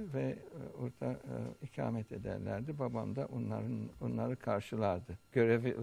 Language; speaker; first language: Turkish; early bilingual, heritage; Turkish